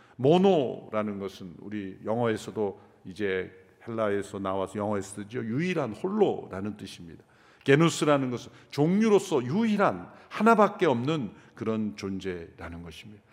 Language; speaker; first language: Korean; native; Korean